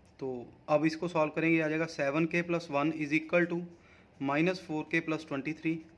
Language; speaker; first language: Hindi; non-native, local second language; Punjabi